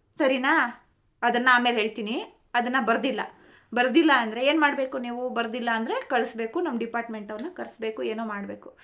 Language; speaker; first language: Kannada; non-native, local second language; Telugu